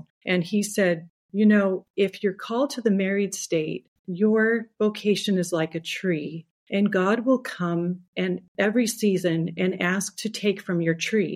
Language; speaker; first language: English; native; English